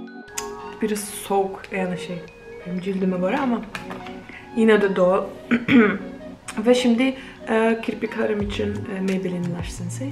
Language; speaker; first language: Turkish; non-native, fluent; Polish